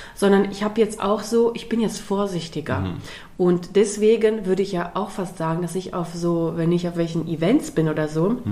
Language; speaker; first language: German; early bilingual, other home language; Russian